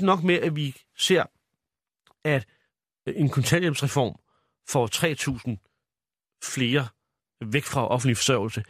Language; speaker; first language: Danish; early bilingual, other home language; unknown